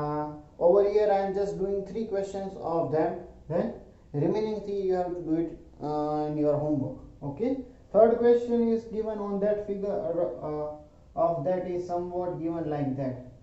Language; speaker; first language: English; non-native, local second language; Hindi